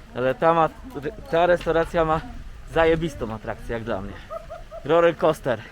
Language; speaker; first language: Polish; native; Polish